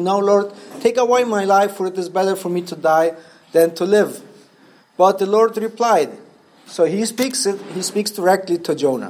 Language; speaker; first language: English; non-native, fluent; Spanish